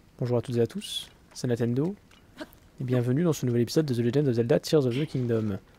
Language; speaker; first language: French; native; French